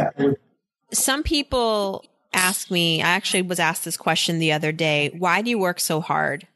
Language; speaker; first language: English; native; English